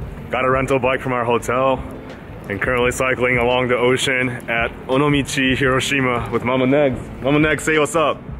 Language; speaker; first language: English; early bilingual, other home language; Japanese